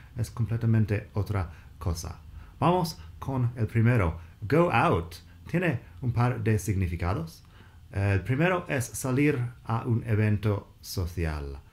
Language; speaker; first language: Spanish; non-native, fluent; English